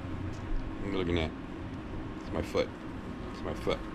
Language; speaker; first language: English; native; English